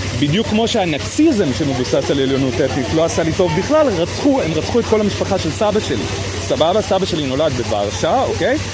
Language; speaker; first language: Hebrew; native; Hebrew